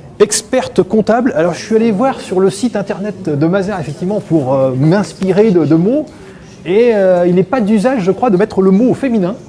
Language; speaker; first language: French; native; French